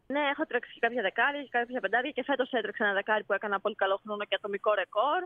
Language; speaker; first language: Greek; native; Greek